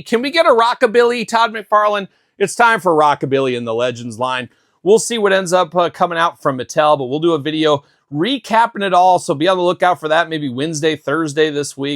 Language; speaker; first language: English; native; English